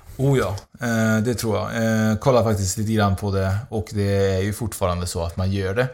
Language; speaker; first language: Swedish; early bilingual, other home language; Spanish